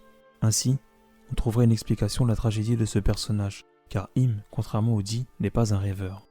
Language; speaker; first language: French; native; French